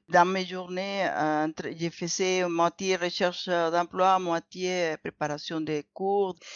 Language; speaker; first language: French; non-native, fluent; Spanish